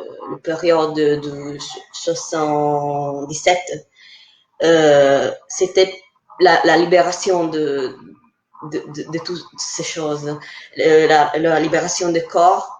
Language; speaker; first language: French; non-native, fluent; Italian